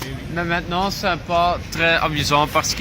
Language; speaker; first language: French; non-native, learner; Dutch